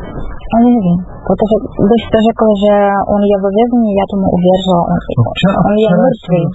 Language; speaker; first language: Czech; non-native, fluent; Russian